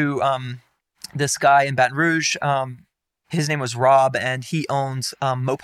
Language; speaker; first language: English; native; English